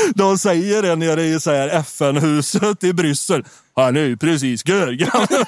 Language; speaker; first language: Swedish; native; Swedish